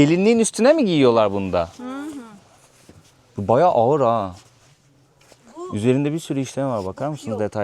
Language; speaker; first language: Turkish; native; Turkish